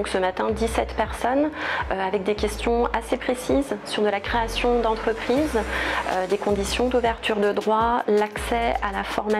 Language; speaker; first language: French; native; French